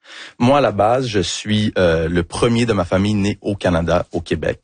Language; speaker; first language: French; early bilingual, other home language; English